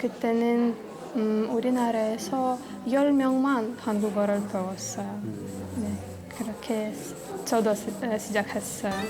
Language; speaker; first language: Korean; non-native, learner; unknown